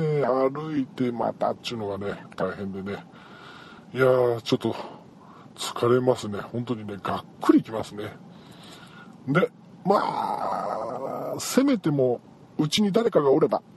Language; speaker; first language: Japanese; native; Japanese